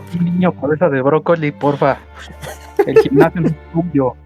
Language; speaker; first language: Spanish; native; Spanish